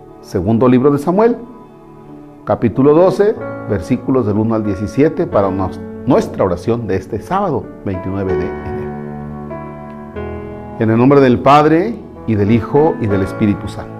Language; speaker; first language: Spanish; native; Spanish